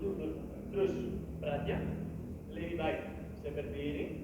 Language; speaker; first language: Indonesian; non-native, learner; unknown